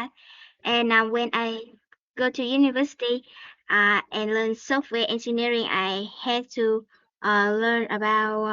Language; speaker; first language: English; non-native, learner; Vietnamese